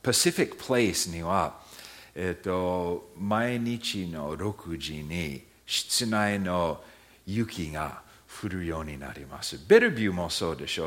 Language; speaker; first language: Japanese; early bilingual, heritage; Japanese